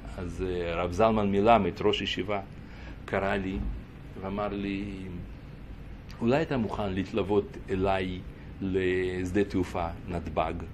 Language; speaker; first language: Hebrew; non-native, fluent; Russian